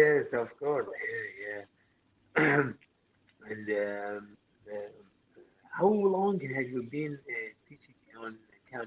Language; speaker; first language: English; non-native, learner; Arabic